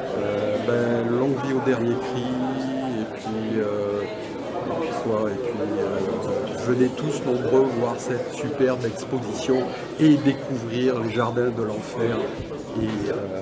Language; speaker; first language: French; native; French